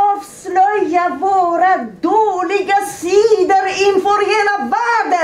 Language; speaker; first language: Swedish; non-native, fluent; Persian